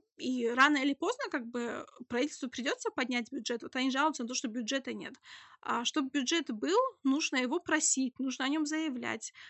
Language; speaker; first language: Russian; native; Russian